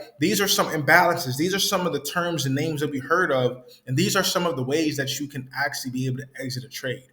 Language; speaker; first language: English; native; English